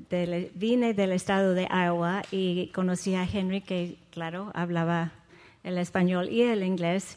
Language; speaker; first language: Spanish; non-native, fluent; English